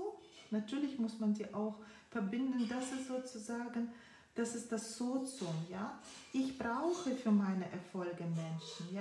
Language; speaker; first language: German; non-native, fluent; Russian